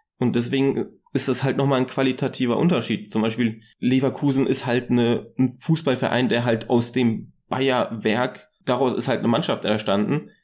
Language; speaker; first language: German; native; German